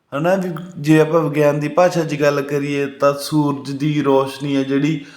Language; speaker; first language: Punjabi; native; Punjabi